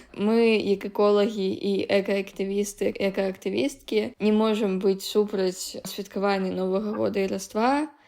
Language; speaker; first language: Belarusian; non-native, local second language; Russian